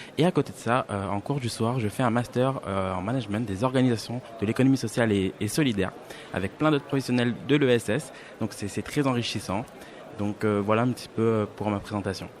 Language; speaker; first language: French; native; French